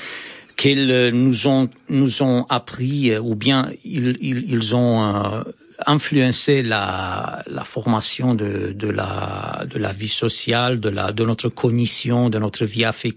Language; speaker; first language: French; non-native, fluent; Romanian